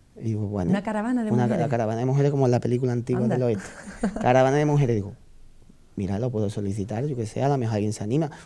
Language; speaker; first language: Spanish; native; Spanish